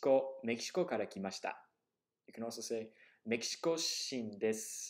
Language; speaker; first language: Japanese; non-native, fluent; English